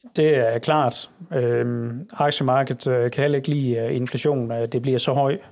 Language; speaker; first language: Danish; native; Danish